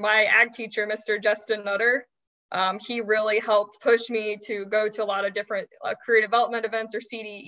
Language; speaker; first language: English; native; English